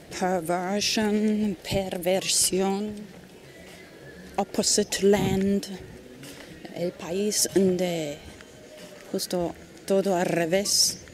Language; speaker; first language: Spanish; non-native, fluent; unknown